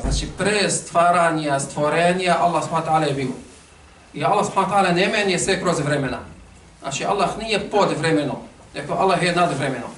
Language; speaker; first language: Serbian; non-native, fluent; Arabic